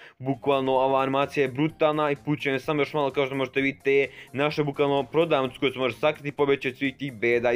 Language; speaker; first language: Serbian; native; Serbian